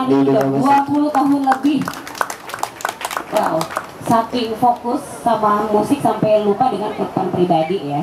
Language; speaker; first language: Indonesian; native; Indonesian